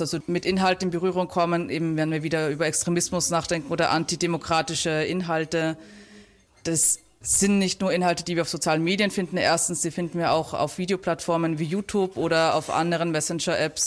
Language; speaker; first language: German; native; German